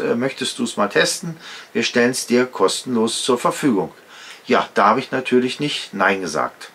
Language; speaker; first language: German; native; German